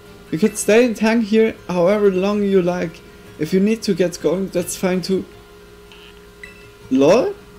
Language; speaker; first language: English; non-native, fluent; Swiss German